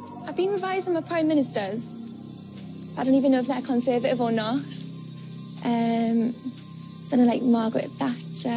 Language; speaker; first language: English; native; English